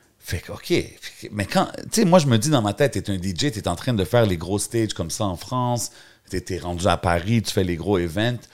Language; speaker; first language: French; native; French